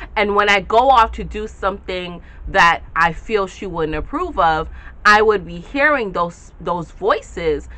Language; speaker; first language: English; native; English